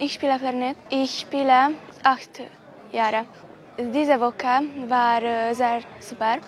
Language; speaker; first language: German; non-native, local second language; Hungarian